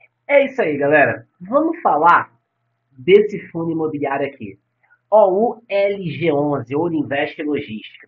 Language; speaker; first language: Portuguese; native; Portuguese